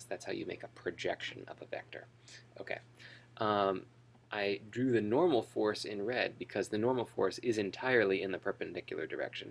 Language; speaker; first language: English; native; English